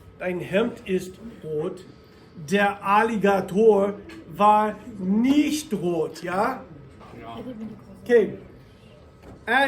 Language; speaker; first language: German; non-native, fluent; English